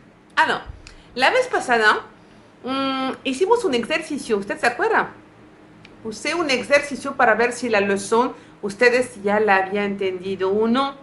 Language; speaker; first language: Spanish; non-native, fluent; French